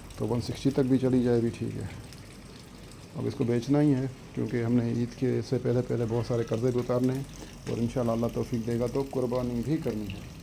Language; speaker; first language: Urdu; non-native, local second language; Sindhi